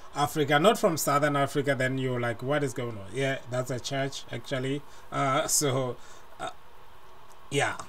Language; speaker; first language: English; non-native, local second language; Tswana